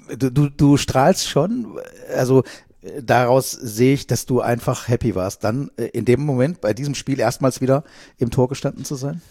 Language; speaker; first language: German; native; German